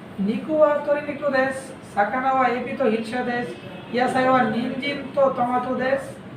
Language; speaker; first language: Japanese; non-native, learner; Bangla